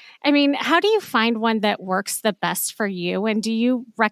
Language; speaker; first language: English; native; English